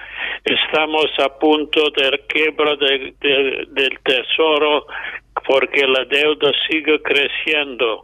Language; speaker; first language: Spanish; non-native, fluent; English